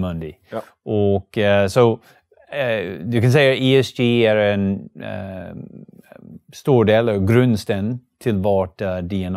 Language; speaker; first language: Swedish; non-native, learner; English